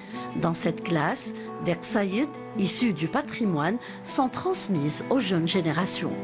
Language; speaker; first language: French; non-native, local second language; Arabic